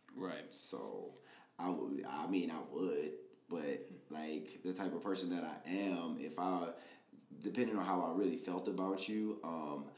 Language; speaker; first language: English; native; English